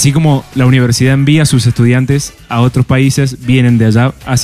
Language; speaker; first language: Spanish; native; Spanish